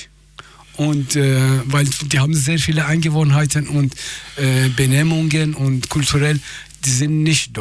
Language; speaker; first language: German; non-native, fluent; Persian